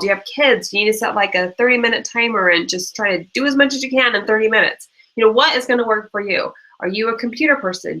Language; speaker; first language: English; native; English